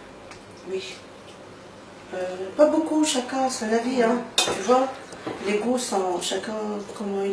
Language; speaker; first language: French; non-native, local second language; Arabic